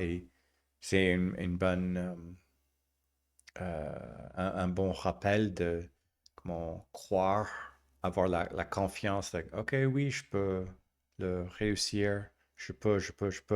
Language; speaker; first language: French; non-native, learner; English